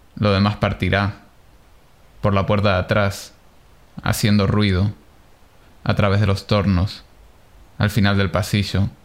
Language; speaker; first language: Spanish; non-native, fluent; Hebrew